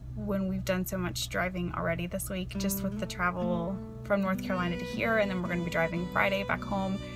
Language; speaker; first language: English; native; English